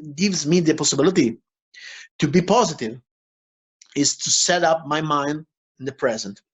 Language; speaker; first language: English; non-native, fluent; Italian